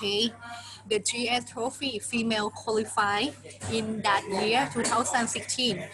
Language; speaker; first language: English; non-native, learner; Thai